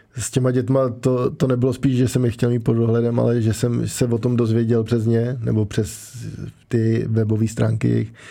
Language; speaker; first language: Czech; native; Czech